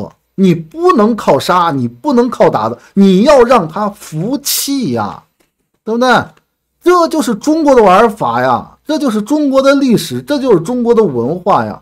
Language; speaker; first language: Chinese; native; Chinese